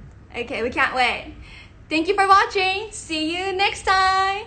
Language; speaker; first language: English; early bilingual, other home language; Japanese